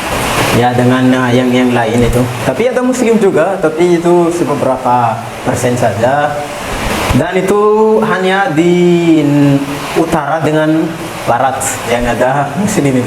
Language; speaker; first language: Indonesian; non-native, fluent; Malagasy